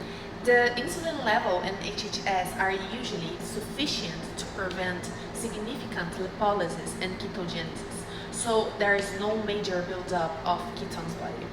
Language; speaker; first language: English; non-native, fluent; Portuguese